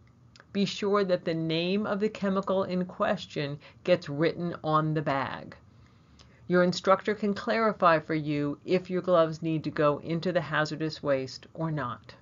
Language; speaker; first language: English; native; English